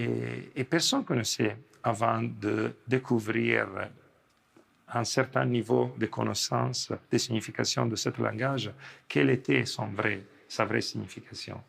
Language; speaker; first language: French; non-native, fluent; Italian